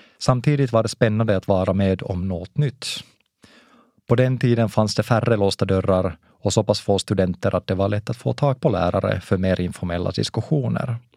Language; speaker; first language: Swedish; non-native, local second language; Finnish